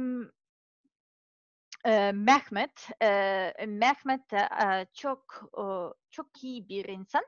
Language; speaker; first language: Turkish; non-native, learner; Serbian